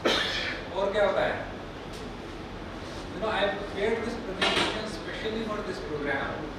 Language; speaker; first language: English; non-native, local second language; Hindi